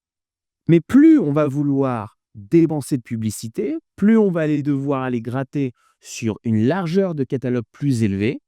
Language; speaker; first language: French; native; French